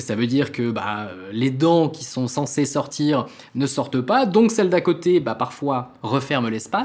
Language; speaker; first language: French; native; French